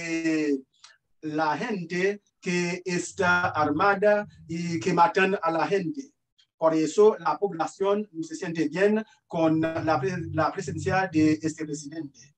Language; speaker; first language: Spanish; non-native, fluent; Haitian Creole